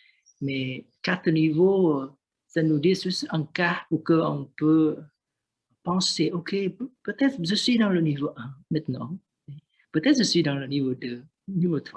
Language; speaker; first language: French; non-native, learner; Vietnamese